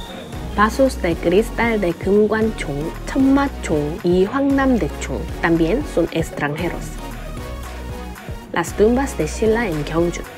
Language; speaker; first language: Spanish; non-native, learner; Korean